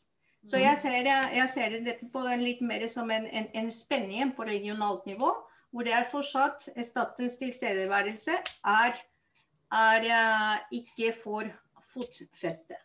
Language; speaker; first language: Norwegian; non-native, fluent; Spanish